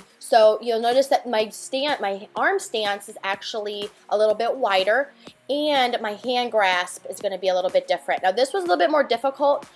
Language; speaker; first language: English; native; English